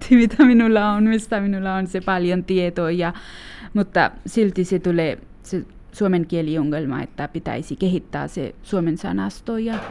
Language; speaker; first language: Finnish; non-native, fluent; Urdu